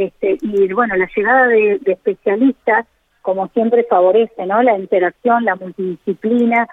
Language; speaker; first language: Spanish; native; Spanish